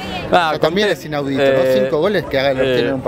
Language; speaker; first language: Spanish; native; Spanish